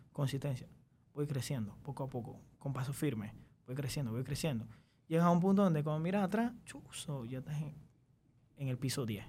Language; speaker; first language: Spanish; early bilingual, other home language; Chinese